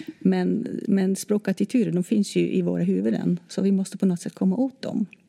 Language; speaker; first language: Swedish; non-native, fluent; Dutch